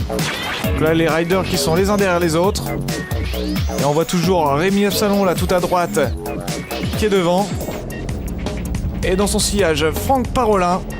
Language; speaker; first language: French; native; French